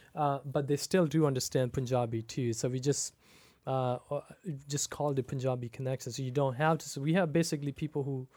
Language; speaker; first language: English; non-native, local second language; Punjabi